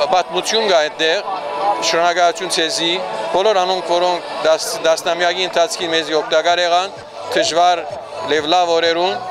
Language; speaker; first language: Armenian; early bilingual, heritage; Armenian